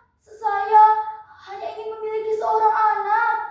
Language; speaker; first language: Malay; non-native, local second language; Balinese